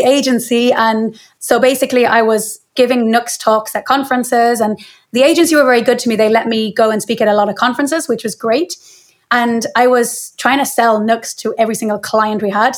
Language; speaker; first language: English; native; English